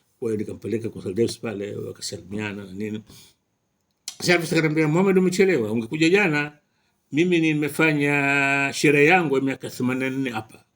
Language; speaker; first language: Swahili; native; Swahili